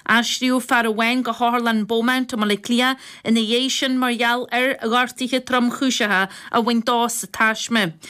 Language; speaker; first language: Irish; native; Irish